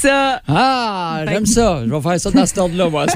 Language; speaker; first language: French; native; French